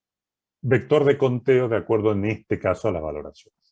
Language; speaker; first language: Spanish; native; Spanish